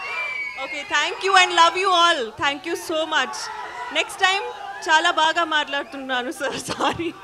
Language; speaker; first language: Telugu; non-native, learner; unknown